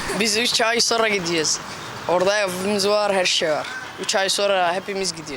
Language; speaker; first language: Turkish; non-native, learner; Arabic